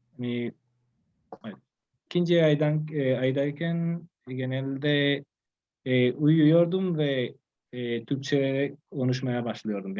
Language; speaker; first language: Turkish; non-native, fluent; Spanish